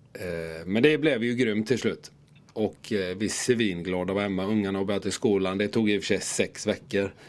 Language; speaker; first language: Swedish; native; Swedish